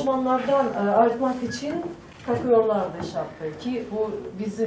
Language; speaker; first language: Turkish; non-native, fluent; Tajik